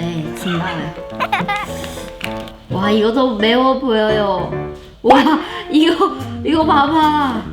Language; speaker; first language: Korean; non-native, learner; Chinese